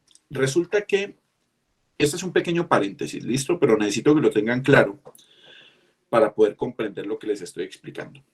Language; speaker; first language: Spanish; native; Spanish